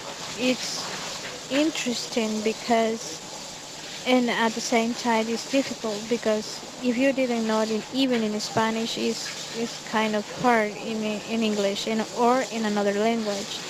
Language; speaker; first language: English; non-native, fluent; Spanish